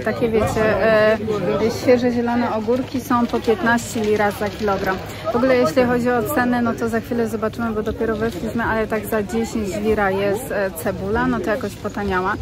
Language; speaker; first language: Polish; native; Polish